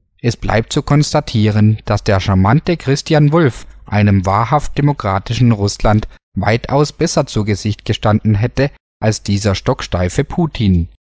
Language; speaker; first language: German; native; German